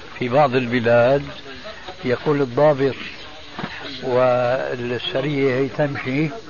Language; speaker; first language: Arabic; early bilingual, other home language; Albanian